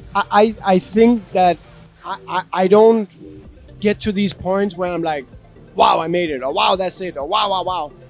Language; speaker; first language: English; non-native, fluent; Danish